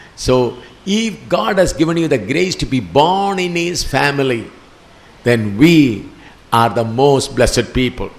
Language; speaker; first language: English; non-native, local second language; Malayalam